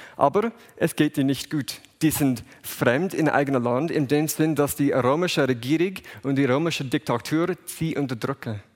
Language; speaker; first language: German; non-native, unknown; English